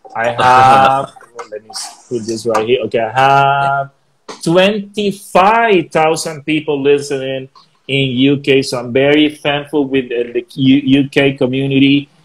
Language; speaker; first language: English; non-native, fluent; Spanish